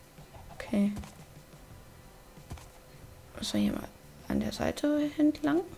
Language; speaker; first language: German; native; German